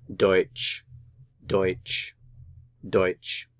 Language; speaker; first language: German; non-native, fluent; English